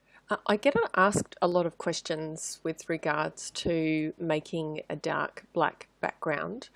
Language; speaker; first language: English; native; English